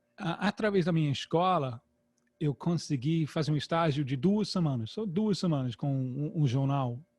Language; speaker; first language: Portuguese; non-native, fluent; English